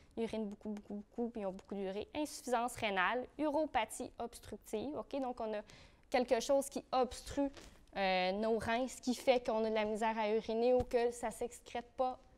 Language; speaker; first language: French; native; French